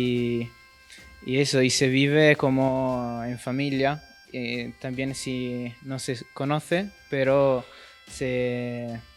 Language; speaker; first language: Spanish; non-native, fluent; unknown